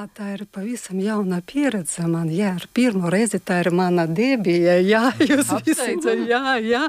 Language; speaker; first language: Latvian; non-native, learner; Ukrainian